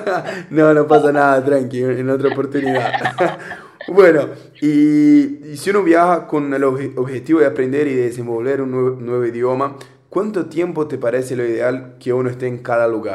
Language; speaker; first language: Spanish; native; Spanish